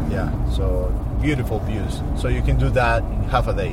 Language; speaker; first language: English; non-native, fluent; Spanish